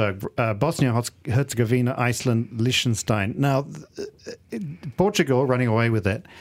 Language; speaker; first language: English; native; English